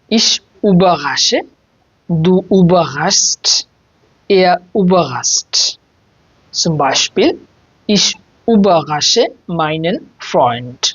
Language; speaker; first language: German; non-native, fluent; Bangla